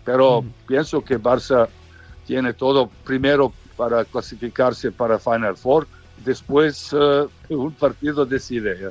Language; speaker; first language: Spanish; non-native, learner; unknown